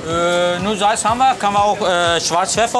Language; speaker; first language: German; non-native, learner; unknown